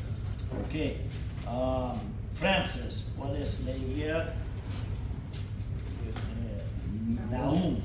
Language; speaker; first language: Spanish; non-native, fluent; English